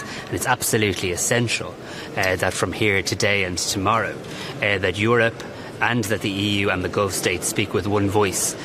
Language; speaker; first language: English; native; English